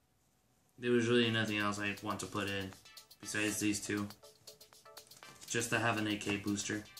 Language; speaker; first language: English; native; English